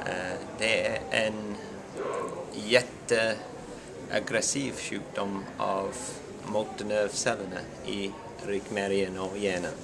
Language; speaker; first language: Swedish; non-native, learner; English